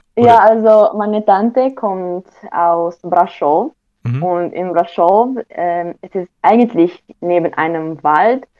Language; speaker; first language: German; non-native, fluent; Romanian